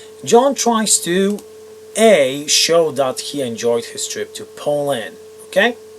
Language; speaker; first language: English; non-native, fluent; Polish